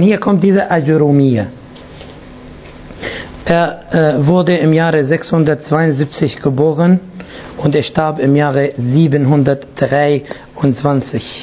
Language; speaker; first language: German; non-native, fluent; Arabic